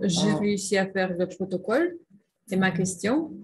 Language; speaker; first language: French; non-native, fluent; Russian